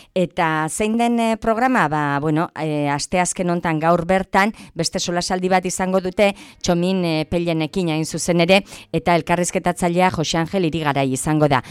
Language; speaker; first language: Basque; native; Basque